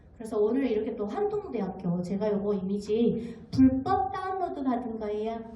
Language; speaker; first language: Korean; native; Korean